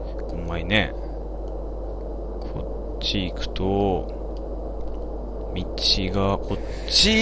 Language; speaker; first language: Japanese; native; Japanese